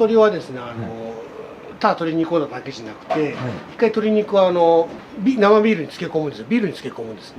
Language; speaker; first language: Japanese; native; Japanese